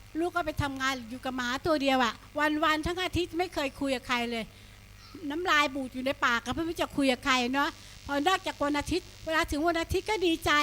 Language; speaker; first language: Thai; native; Thai